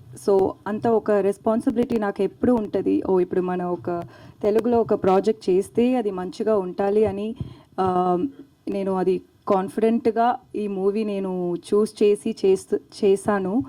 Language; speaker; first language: Telugu; non-native, learner; Tamil